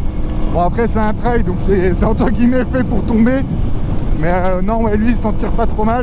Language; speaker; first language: French; native; French